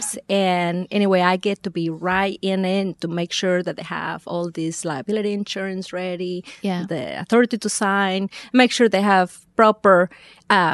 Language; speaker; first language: English; non-native, fluent; Spanish